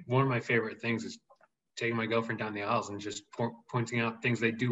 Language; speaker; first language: English; native; English